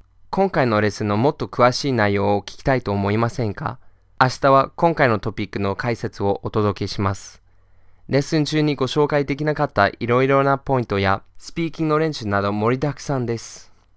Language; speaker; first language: Japanese; non-native, fluent; English